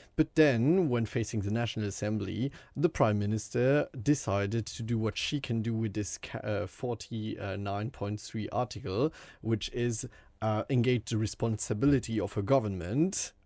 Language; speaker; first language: English; non-native, fluent; French